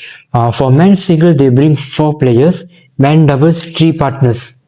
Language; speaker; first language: English; non-native, learner; Malay